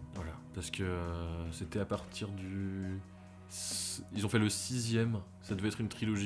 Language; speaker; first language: French; native; French